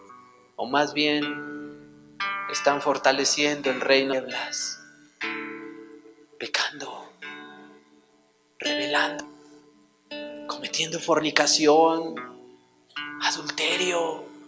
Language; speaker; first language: Spanish; native; Spanish